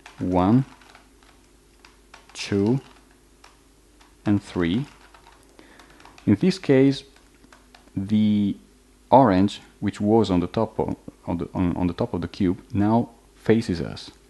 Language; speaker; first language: English; non-native, fluent; Italian